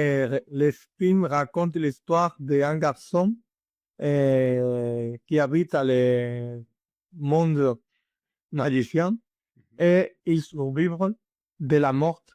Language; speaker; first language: French; non-native, learner; Spanish